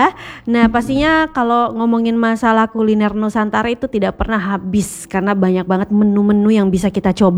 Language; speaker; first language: Indonesian; native; Indonesian